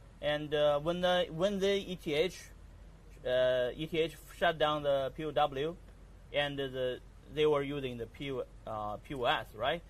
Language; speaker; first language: English; non-native, learner; Chinese